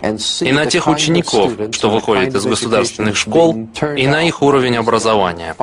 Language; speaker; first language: Russian; native; Russian